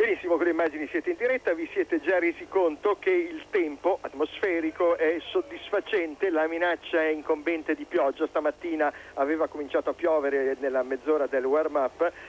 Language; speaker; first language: Italian; native; Italian